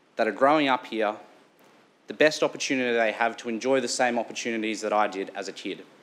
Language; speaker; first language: English; native; English